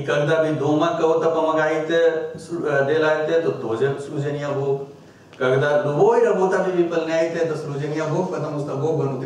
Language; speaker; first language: Russian; non-native, learner; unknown